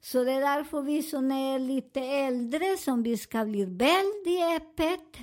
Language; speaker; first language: Swedish; non-native, learner; Spanish